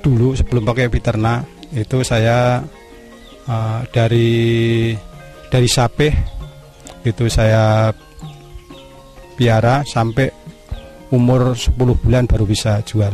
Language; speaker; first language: Indonesian; non-native, local second language; Javanese